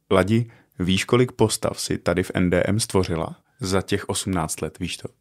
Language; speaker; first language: Czech; native; Czech